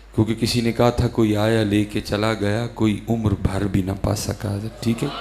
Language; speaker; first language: Urdu; non-native, local second language; Punjabi